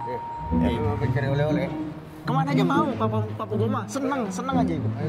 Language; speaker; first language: Indonesian; native; Indonesian